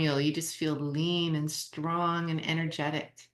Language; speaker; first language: English; native; English